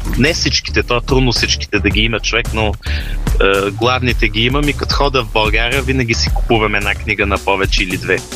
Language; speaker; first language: Bulgarian; early bilingual, heritage; Bulgarian